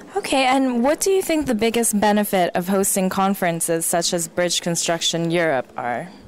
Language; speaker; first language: English; native; English